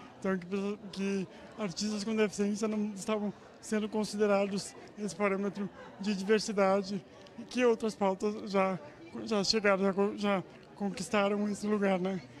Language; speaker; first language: Portuguese; native; Portuguese